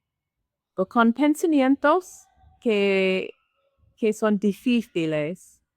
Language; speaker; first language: Spanish; non-native, learner; English